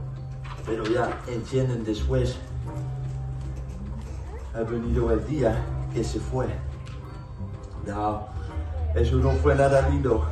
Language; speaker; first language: Spanish; non-native, fluent; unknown